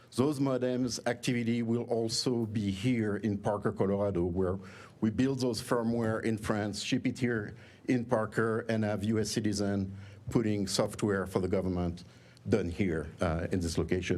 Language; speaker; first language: English; non-native, fluent; French